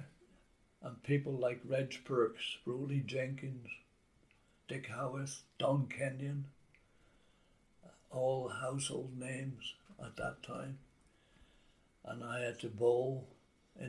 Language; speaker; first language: English; native; English